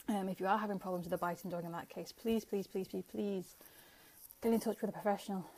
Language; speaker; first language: English; native; English